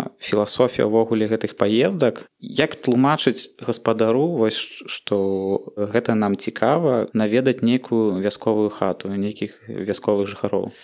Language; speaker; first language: Belarusian; non-native, local second language; Russian